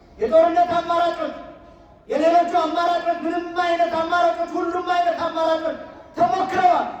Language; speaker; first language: Amharic; native; Amharic